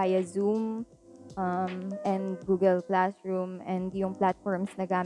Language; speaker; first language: English; non-native, local second language; Filipino